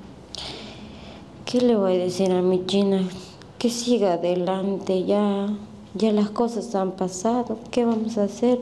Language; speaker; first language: Spanish; native; Spanish